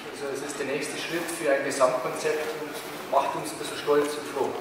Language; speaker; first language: German; native; German